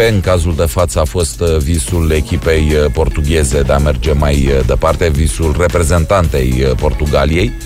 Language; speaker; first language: Romanian; native; Romanian